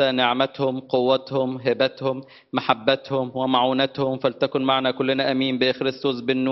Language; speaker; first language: Arabic; native; Arabic